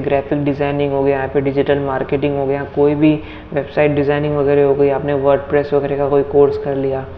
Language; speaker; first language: Hindi; native; Hindi